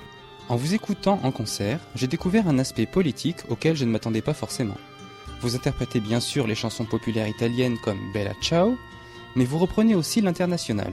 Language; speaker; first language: French; native; French